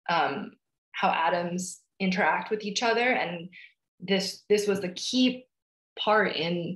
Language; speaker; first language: English; early bilingual, other home language; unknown